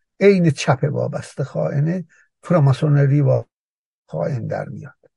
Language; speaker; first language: Persian; native; Persian